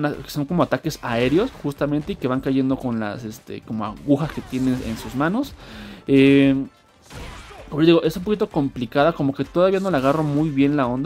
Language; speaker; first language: Spanish; native; Spanish